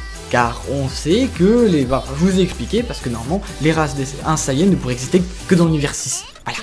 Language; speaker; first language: French; native; French